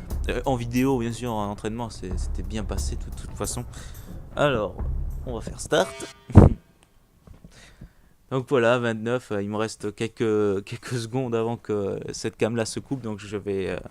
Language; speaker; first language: French; native; French